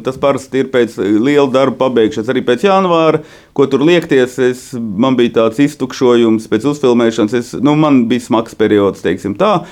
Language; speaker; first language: Latvian; native; Latvian